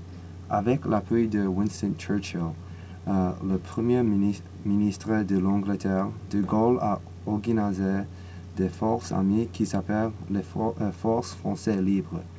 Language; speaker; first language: French; non-native, learner; English